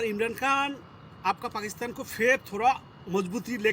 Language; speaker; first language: Hindi; non-native, fluent; Bangla